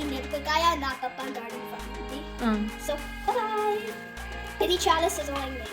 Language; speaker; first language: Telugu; early bilingual, heritage; Telugu